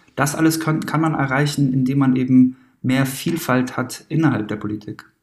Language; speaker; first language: German; early bilingual, other home language; Persian